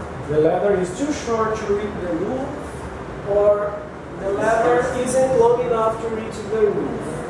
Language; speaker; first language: English; non-native, fluent; Portuguese